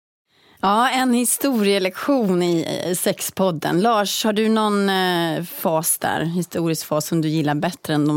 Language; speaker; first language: Swedish; native; Swedish